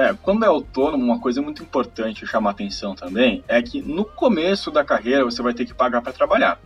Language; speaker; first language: Portuguese; native; Portuguese